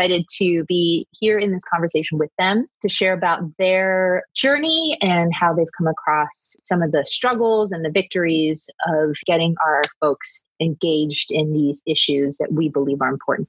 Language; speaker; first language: English; native; English